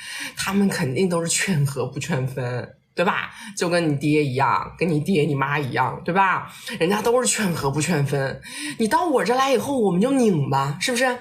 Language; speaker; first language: Chinese; native; Chinese